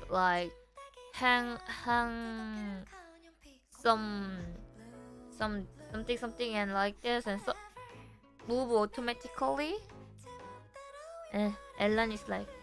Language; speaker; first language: English; non-native, learner; Korean